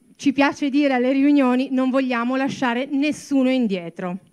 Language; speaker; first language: Italian; native; Italian